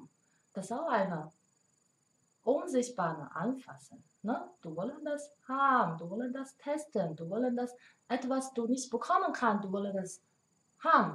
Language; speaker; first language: German; non-native, learner; Chinese